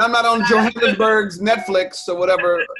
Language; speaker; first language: English; native; English